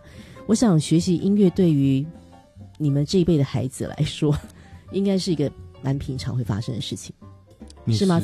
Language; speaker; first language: Chinese; native; Chinese